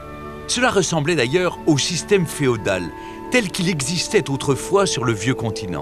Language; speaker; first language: French; native; French